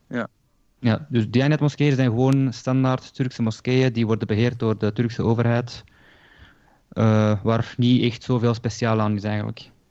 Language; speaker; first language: Dutch; early bilingual, other home language; Turkish